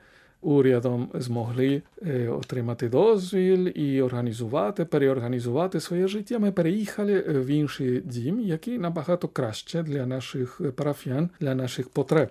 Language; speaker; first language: Ukrainian; non-native, fluent; Spanish